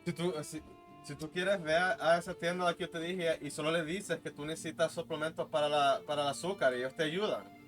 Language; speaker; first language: Spanish; early bilingual, other home language; English